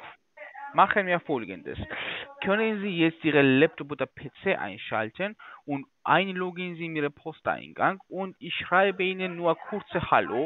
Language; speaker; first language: German; non-native, fluent; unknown